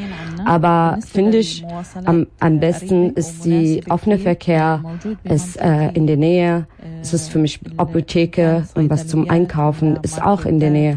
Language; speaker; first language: German; non-native, learner; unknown